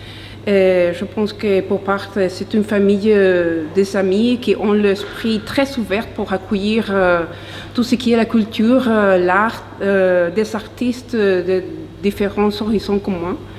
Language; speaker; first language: French; non-native, fluent; Spanish